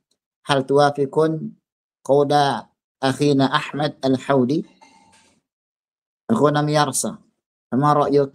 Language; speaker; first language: Arabic; non-native, fluent; Indonesian